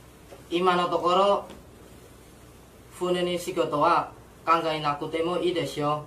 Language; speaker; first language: Japanese; non-native, learner; Indonesian